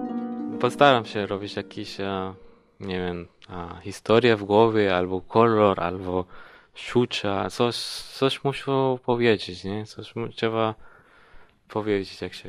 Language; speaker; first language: Polish; non-native, learner; Spanish